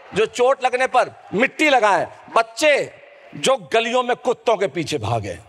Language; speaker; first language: Hindi; native; Hindi